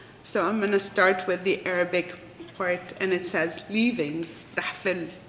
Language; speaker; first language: English; non-native, fluent; Arabic